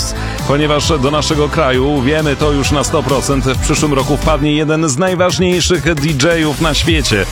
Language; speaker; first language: Polish; native; Polish